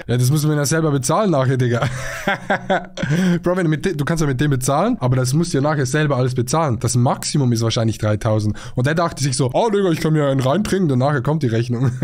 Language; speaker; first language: German; native; German